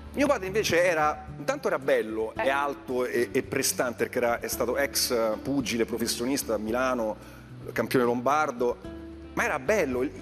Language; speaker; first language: Italian; native; Italian